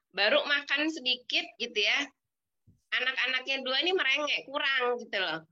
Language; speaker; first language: Indonesian; native; Indonesian